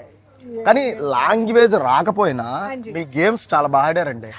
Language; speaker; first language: Telugu; native; Telugu